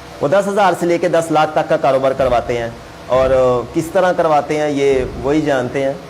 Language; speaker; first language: Urdu; non-native, local second language; Punjabi